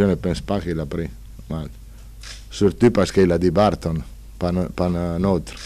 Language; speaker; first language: French; non-native, learner; Italian